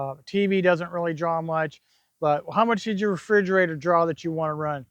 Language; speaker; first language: English; native; English